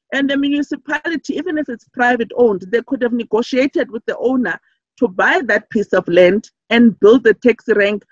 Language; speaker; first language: English; non-native, local second language; Southern Sotho